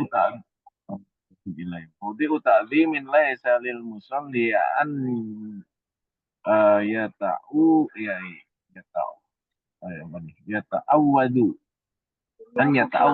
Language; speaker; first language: Arabic; non-native, learner; Indonesian